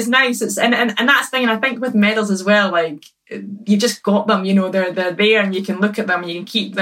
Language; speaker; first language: English; native; English